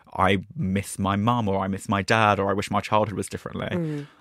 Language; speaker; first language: English; native; English